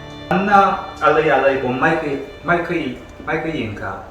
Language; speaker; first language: Thai; non-native, learner; Korean